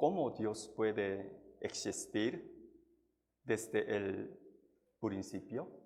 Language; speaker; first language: Spanish; non-native, fluent; Korean